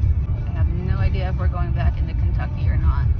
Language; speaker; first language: English; native; English